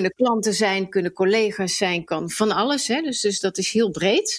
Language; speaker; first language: Dutch; native; Dutch